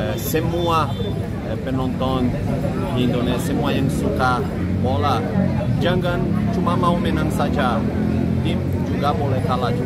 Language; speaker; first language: Indonesian; non-native, fluent; Portuguese